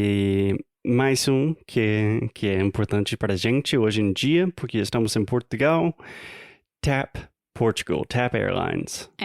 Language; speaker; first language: Portuguese; non-native, fluent; English